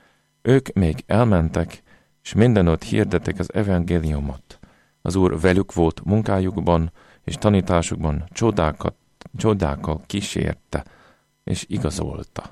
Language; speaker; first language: Hungarian; non-native, fluent; English